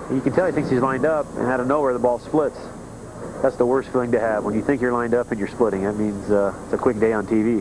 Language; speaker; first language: English; native; English